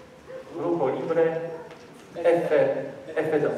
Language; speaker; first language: Spanish; non-native, learner; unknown